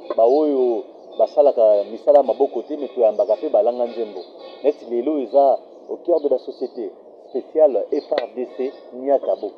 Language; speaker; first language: Lingala; native; Lingala